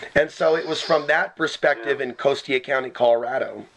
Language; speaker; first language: English; native; English